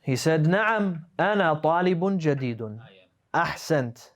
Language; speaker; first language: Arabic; non-native, fluent; English